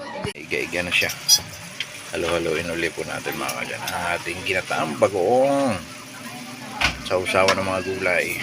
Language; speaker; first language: Filipino; native; Filipino